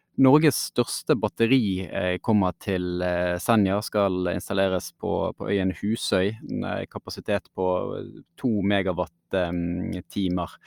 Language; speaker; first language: Norwegian; native; Norwegian